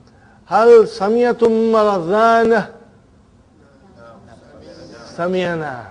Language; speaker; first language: Arabic; non-native, fluent; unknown